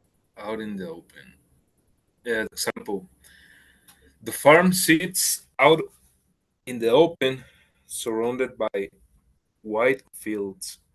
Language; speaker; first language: English; non-native, learner; Spanish